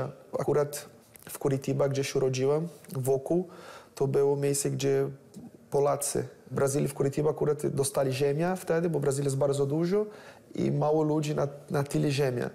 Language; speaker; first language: Polish; non-native, learner; Portuguese